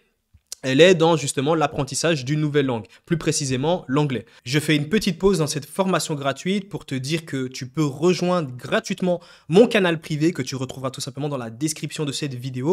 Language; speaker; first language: French; native; French